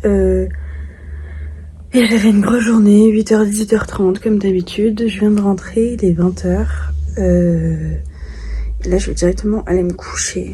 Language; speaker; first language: French; native; French